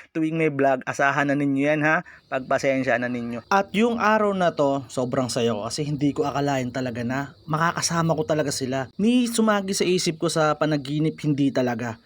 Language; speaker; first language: Filipino; non-native, local second language; Bikol